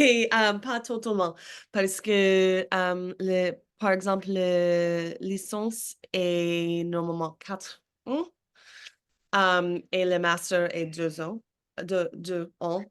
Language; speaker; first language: French; non-native, learner; English